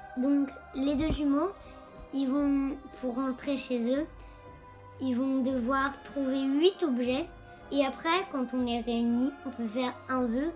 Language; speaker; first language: French; native; French